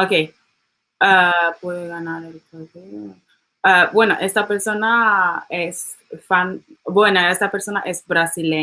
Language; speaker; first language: Spanish; non-native, learner; English